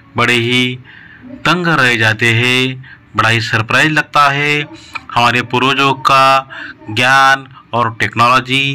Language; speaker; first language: Hindi; non-native, local second language; Marathi